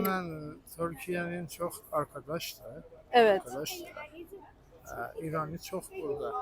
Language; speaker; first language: Turkish; non-native, learner; Persian